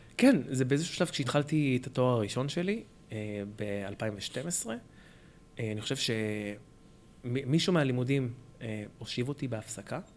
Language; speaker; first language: Hebrew; early bilingual, other home language; Arabic